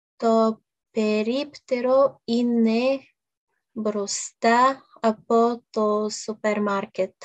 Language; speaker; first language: Greek; non-native, learner; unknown